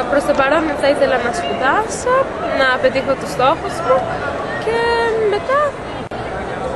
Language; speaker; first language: Greek; non-native, fluent; Albanian